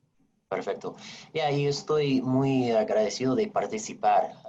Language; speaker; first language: Spanish; non-native, fluent; English